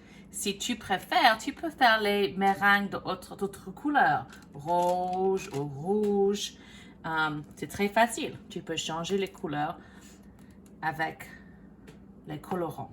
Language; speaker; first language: French; non-native, fluent; English